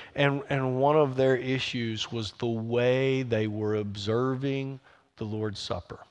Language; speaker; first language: English; native; English